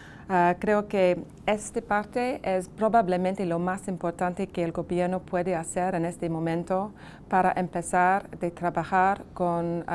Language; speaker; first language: Spanish; non-native, fluent; English